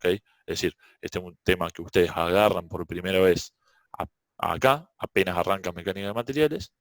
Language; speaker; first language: Spanish; native; Spanish